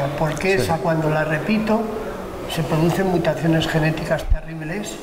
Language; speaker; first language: Spanish; native; Spanish